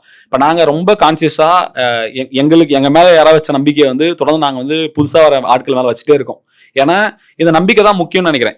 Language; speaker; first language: Tamil; native; Tamil